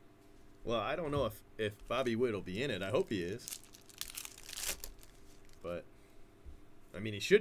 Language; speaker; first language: English; native; English